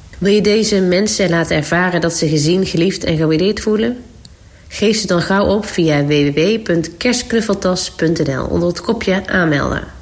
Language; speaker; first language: Dutch; native; Dutch